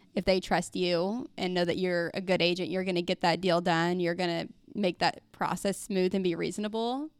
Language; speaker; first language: English; native; English